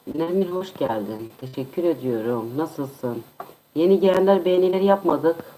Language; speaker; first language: Turkish; native; Turkish